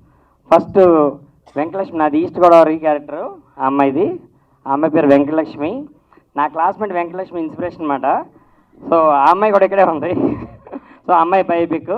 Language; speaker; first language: Telugu; native; Telugu